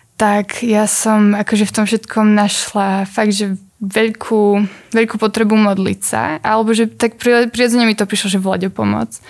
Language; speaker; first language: Slovak; native; Slovak